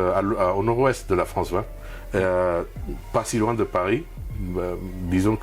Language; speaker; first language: French; non-native, fluent; Spanish